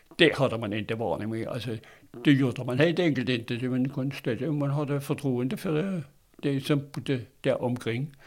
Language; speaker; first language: Swedish; non-native, fluent; German